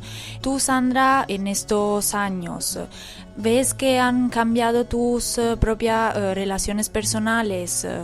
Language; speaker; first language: Spanish; non-native, fluent; Italian